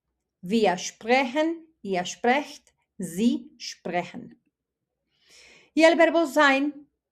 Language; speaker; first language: German; non-native, fluent; Spanish